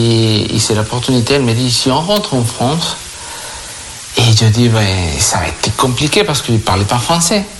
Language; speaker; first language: French; non-native, fluent; Spanish